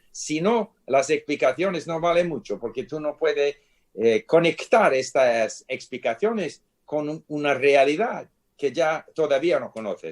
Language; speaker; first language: Spanish; non-native, fluent; English